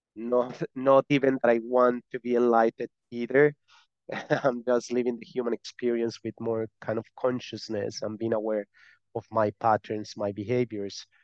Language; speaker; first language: English; non-native, fluent; Spanish